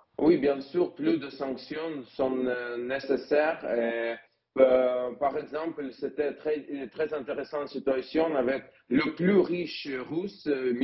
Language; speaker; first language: French; non-native, learner; Ukrainian